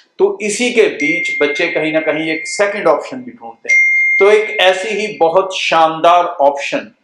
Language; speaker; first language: Hindi; non-native, local second language; Punjabi